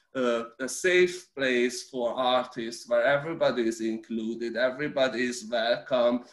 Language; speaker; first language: English; early bilingual, other home language; Hungarian